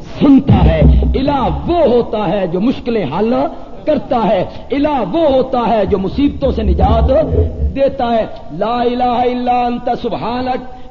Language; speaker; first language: Urdu; non-native, local second language; Punjabi